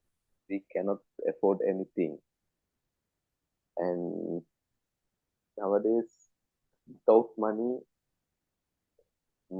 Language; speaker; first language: English; non-native, learner; Tamil